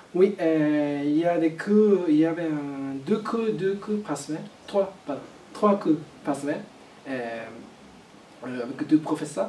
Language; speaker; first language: French; non-native, learner; Japanese